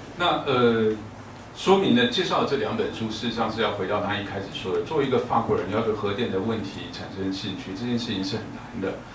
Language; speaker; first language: Chinese; native; Chinese